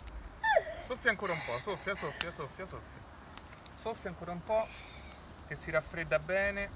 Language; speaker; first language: Italian; native; Italian